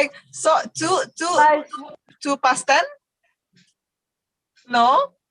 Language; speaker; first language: English; non-native, learner; Indonesian